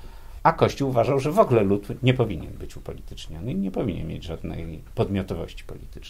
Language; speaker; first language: Polish; native; Polish